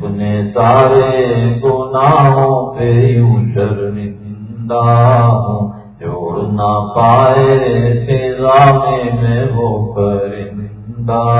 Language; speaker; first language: Urdu; native; Urdu